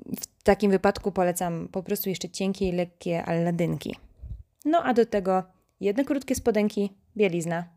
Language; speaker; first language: Polish; native; Polish